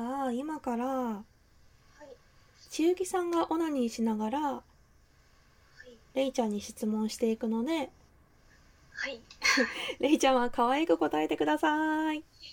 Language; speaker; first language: Japanese; native; Japanese